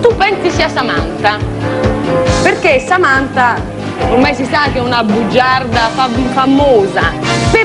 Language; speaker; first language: Italian; native; Italian